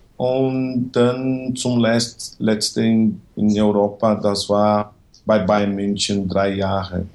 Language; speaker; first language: German; non-native, learner; Portuguese